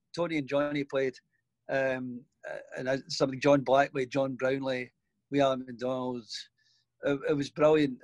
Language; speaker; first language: English; native; English